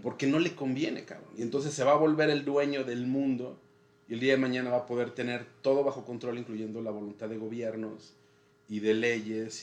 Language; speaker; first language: Spanish; native; Spanish